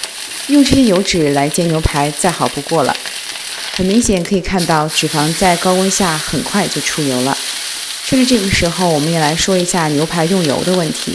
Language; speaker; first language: Chinese; native; Chinese